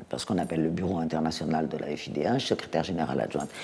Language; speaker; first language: French; native; French